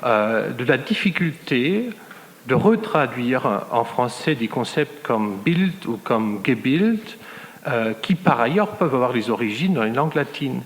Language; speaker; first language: French; non-native, fluent; German